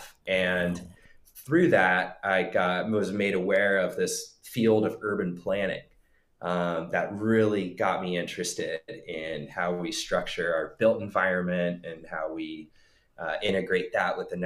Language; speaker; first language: English; native; English